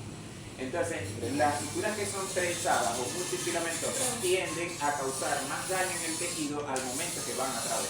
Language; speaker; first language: Spanish; native; Spanish